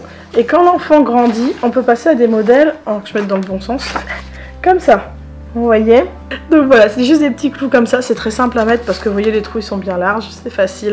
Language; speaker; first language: French; native; French